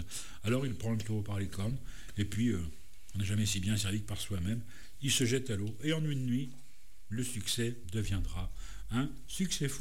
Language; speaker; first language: French; native; French